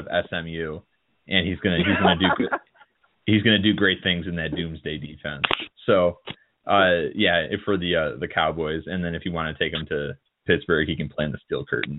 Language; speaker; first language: English; native; English